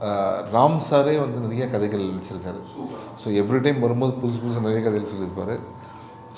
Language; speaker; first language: Tamil; native; Tamil